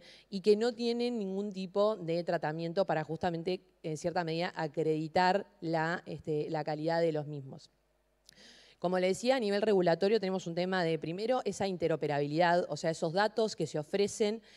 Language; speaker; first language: Spanish; native; Spanish